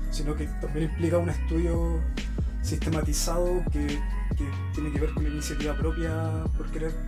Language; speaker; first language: Spanish; native; Spanish